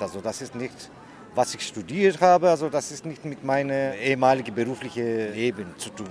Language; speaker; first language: German; non-native, learner; Greek